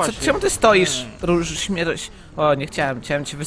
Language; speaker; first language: Polish; native; Polish